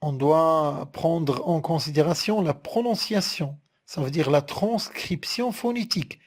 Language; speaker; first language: French; non-native, local second language; Arabic